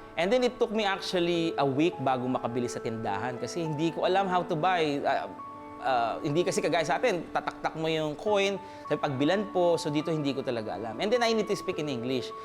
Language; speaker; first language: Filipino; native; Filipino